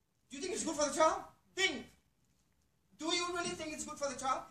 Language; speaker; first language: English; non-native, local second language; Malay